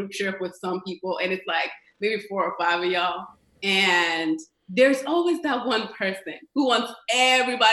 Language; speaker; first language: English; non-native, local second language; Yoruba